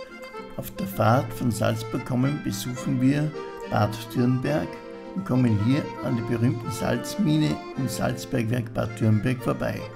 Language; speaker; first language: German; native; German